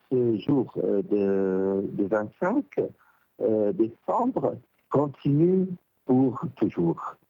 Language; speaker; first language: French; non-native, local second language; Arabic